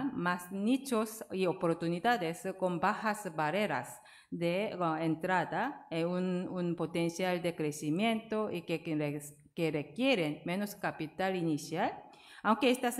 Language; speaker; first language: Spanish; non-native, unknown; Korean